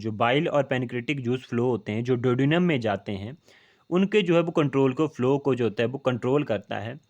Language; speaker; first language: Hindi; native; Hindi